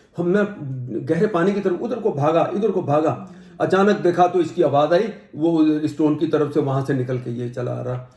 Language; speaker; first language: Urdu; non-native, local second language; Punjabi